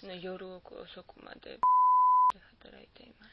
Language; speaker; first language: Japanese; non-native, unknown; Georgian